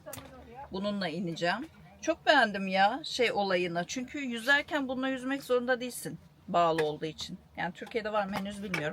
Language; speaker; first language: Turkish; native; Turkish